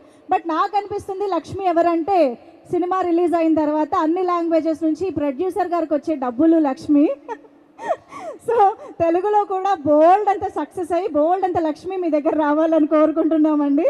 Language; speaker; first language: Telugu; native; Telugu